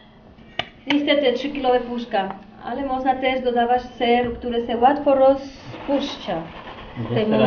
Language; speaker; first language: Polish; non-native, fluent; Spanish